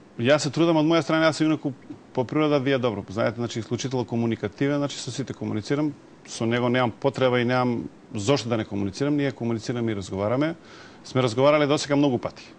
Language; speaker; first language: Macedonian; non-native, local second language; Serbian